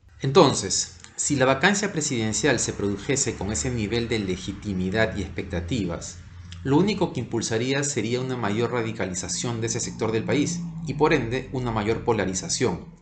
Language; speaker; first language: Spanish; native; Spanish